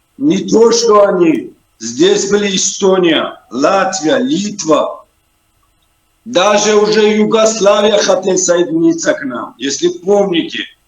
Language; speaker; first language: Russian; non-native, local second language; Tajik